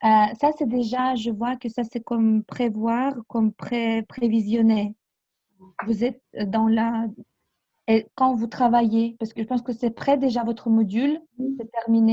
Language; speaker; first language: French; non-native, fluent; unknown